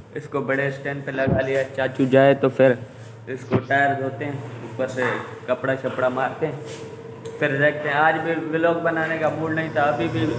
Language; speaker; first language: Urdu; non-native, local second language; Punjabi